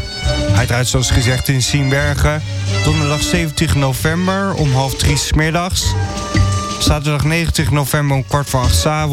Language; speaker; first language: Dutch; native; Dutch